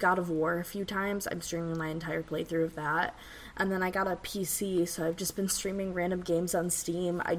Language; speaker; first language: English; native; English